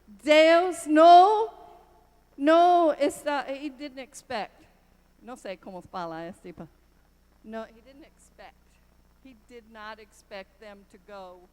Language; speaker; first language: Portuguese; non-native, learner; English